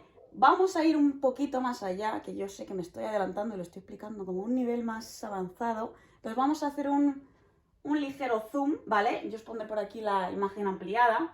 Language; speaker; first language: Spanish; native; Spanish